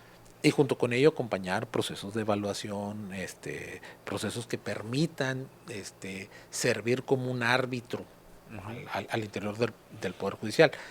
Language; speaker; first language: Spanish; native; Spanish